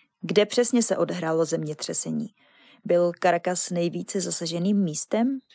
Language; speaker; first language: Czech; native; Czech